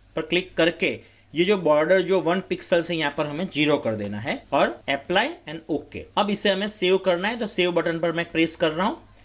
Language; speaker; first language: Hindi; non-native, local second language; Gujarati